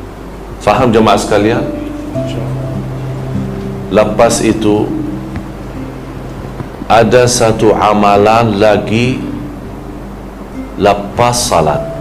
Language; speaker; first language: Indonesian; non-native, fluent; Arabic